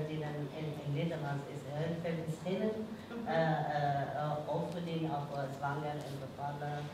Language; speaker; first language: Dutch; non-native, learner; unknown